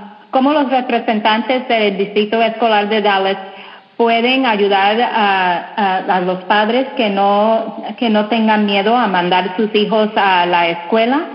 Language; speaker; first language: Spanish; early bilingual, heritage; Spanish